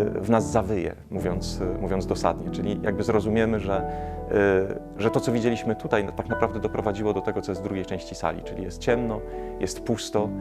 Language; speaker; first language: Polish; native; Polish